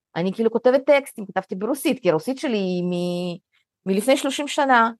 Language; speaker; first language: Hebrew; early bilingual, other home language; Russian